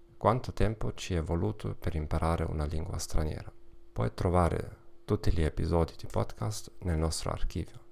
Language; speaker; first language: Italian; non-native, learner; German